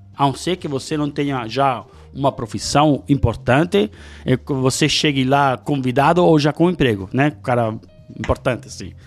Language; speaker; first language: Portuguese; non-native, fluent; Italian